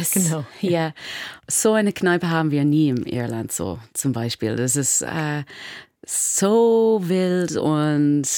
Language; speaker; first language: German; non-native, fluent; English